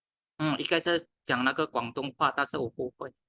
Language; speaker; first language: Chinese; early bilingual, heritage; Min Nan Chinese